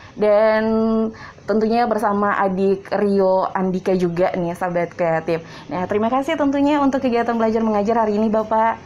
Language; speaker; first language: Indonesian; native; Indonesian